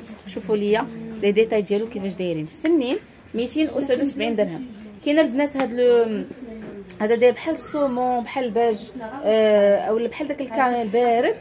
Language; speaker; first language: Arabic; native; Arabic